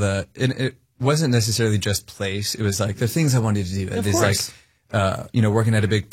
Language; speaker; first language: English; native; English